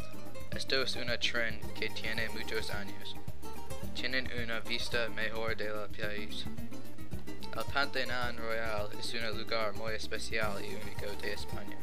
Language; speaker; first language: Spanish; non-native, learner; English